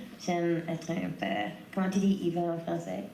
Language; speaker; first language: French; non-native, learner; English